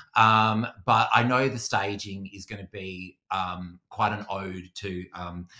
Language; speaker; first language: English; native; English